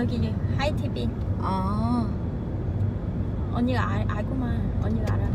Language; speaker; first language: Korean; non-native, learner; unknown